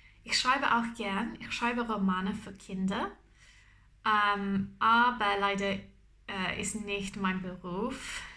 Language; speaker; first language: German; non-native, learner; English